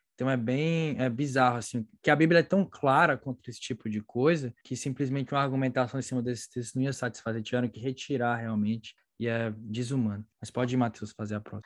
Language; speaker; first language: Portuguese; native; Portuguese